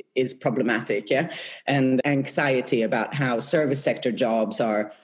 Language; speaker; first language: English; non-native, fluent; Swedish